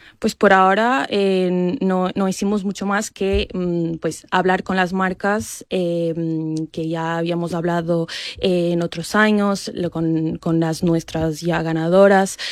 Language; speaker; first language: Spanish; non-native, fluent; Portuguese